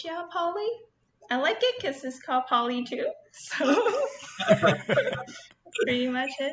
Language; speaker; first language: English; non-native, local second language; Cantonese